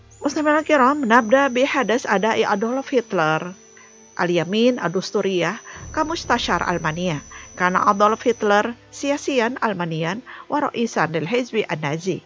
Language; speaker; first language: Arabic; non-native, fluent; Indonesian